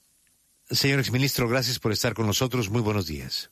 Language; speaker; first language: Spanish; native; Spanish